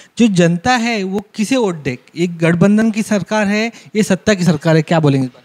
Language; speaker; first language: Hindi; non-native, local second language; Marathi